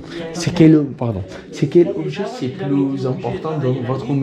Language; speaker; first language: French; non-native, learner; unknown